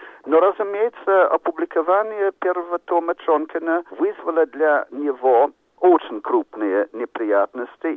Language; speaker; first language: Russian; non-native, fluent; English